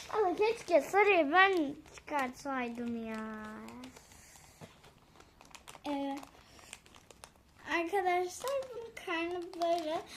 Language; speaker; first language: Turkish; native; Turkish